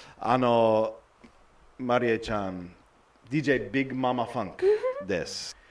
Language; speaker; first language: Japanese; non-native, learner; English